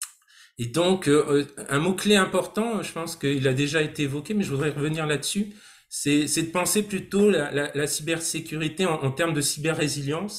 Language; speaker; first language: French; native; French